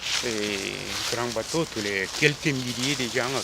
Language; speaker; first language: French; non-native, fluent; Korean